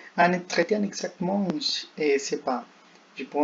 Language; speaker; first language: French; non-native, learner; Spanish